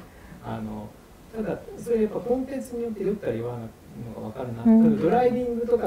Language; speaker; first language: Japanese; native; Japanese